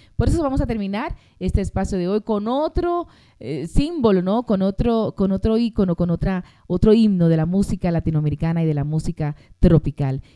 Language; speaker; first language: Spanish; native; Spanish